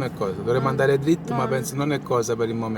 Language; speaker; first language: Italian; native; Italian